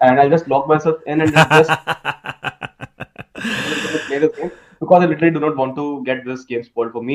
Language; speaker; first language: English; non-native, local second language; Hindi